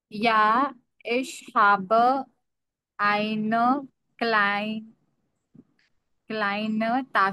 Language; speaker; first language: German; non-native, learner; Marathi